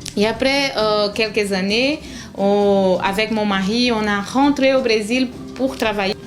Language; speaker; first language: French; non-native, fluent; Portuguese